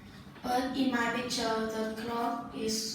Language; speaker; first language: English; non-native, learner; Vietnamese